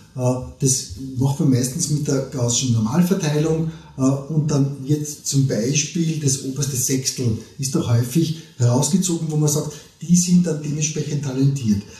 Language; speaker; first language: German; native; German